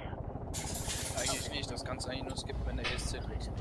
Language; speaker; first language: German; native; German